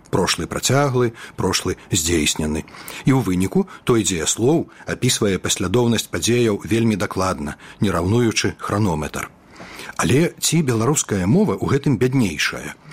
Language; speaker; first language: Belarusian; native; Belarusian